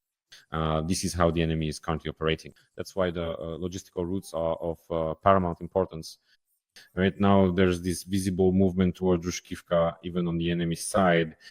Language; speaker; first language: English; non-native, fluent; Ukrainian